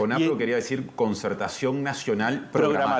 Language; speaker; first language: Spanish; native; Spanish